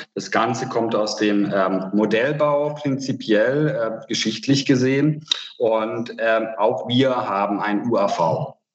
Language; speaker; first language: German; non-native, fluent; Hungarian